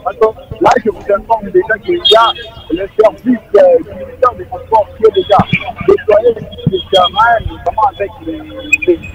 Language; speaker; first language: French; non-native, local second language; Lingala